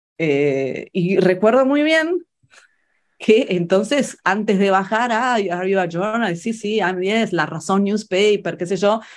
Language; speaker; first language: Spanish; early bilingual, other home language; Italian